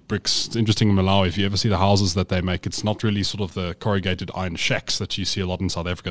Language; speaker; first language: English; native; English